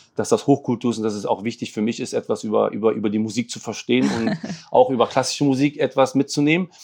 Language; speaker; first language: German; early bilingual, other home language; Arabic